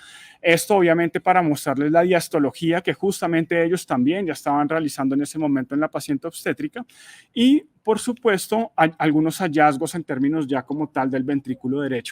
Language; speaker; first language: Spanish; native; Spanish